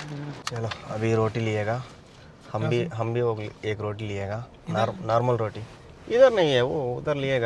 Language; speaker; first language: Hindi; non-native, learner; Telugu